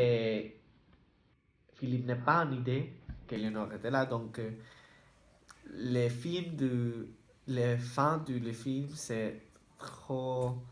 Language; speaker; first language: French; non-native, learner; Spanish